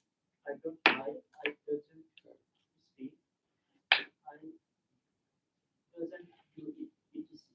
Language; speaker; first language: English; non-native, learner; Nepali